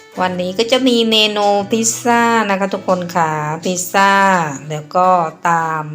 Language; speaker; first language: Thai; non-native, local second language; Northeastern Thai